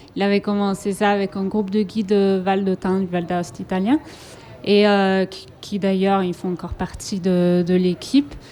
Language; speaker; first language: French; non-native, local second language; Italian